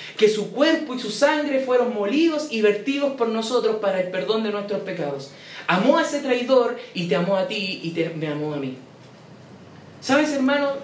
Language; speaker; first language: Spanish; native; Spanish